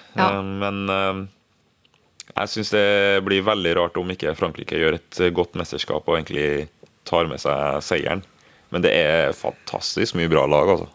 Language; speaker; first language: Norwegian; early bilingual, other home language; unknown